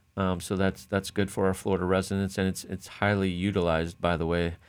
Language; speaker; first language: English; native; English